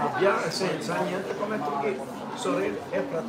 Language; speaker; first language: Italian; non-native, learner; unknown